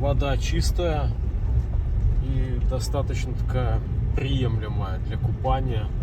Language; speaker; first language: Russian; native; Russian